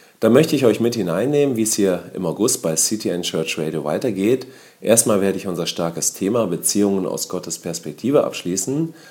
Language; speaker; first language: German; native; German